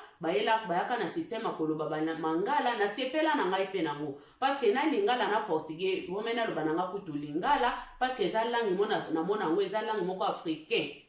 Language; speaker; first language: Lingala; early bilingual, heritage; Lingala